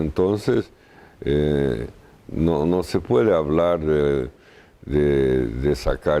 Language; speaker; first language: Spanish; non-native, fluent; Portuguese